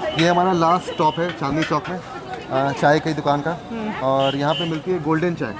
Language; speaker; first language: Hindi; native; Hindi